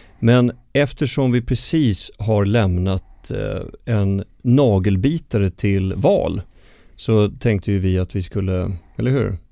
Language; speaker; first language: Swedish; native; Swedish